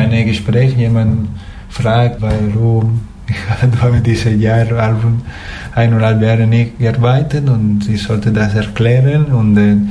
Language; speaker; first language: German; non-native, fluent; Spanish